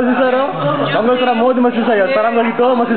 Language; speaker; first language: Korean; non-native, learner; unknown